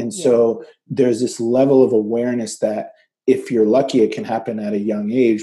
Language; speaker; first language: English; native; English